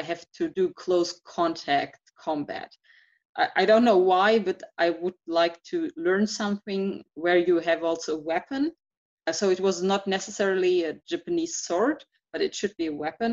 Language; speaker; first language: English; non-native, fluent; German